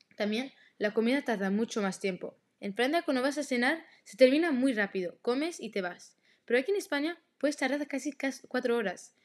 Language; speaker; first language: Spanish; non-native, learner; French